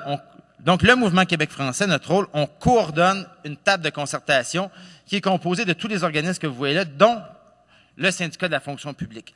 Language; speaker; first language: French; native; French